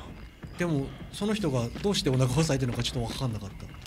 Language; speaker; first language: Japanese; native; Japanese